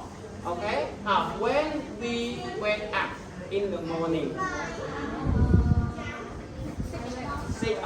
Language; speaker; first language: English; non-native, learner; Khmer